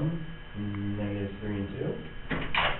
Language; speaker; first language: English; native; English